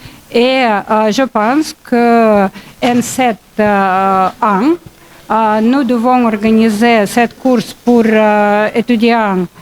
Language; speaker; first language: French; non-native, learner; Russian